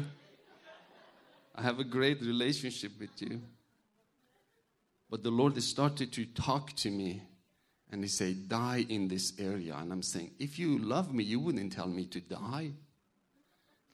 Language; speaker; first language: English; non-native, fluent; Persian